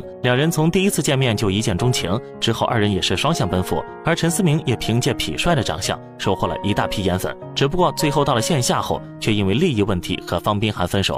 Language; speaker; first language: Chinese; native; Chinese